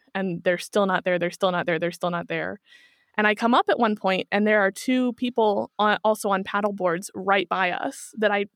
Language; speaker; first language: English; native; English